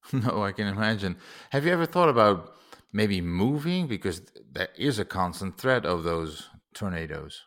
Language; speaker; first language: English; non-native, fluent; Dutch